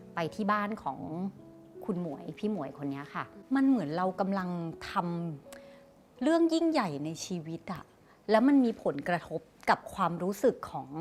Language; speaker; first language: Thai; native; Thai